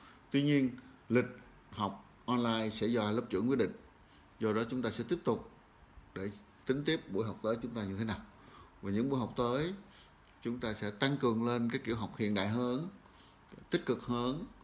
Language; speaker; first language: Vietnamese; native; Vietnamese